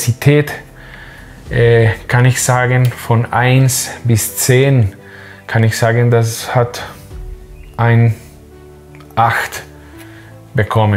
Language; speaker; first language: German; non-native, learner; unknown